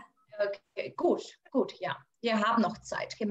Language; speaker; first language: German; non-native, fluent; Albanian